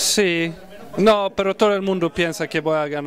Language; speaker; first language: Spanish; non-native, fluent; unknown